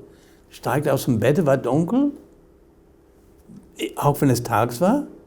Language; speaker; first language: German; non-native, fluent; English